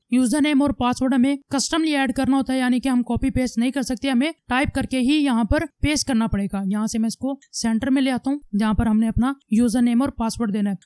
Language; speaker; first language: Urdu; native; Urdu